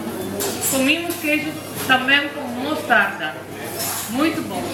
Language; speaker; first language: Portuguese; non-native, learner; Dutch